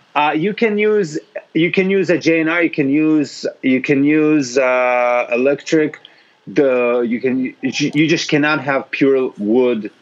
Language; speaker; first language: English; non-native, fluent; Hebrew